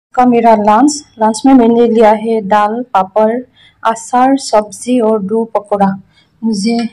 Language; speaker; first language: Hindi; non-native, local second language; Assamese